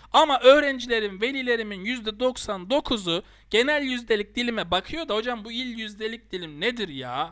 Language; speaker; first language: Turkish; native; Turkish